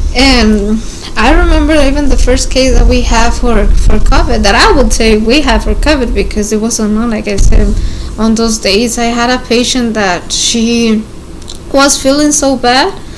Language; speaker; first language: English; non-native, learner; Spanish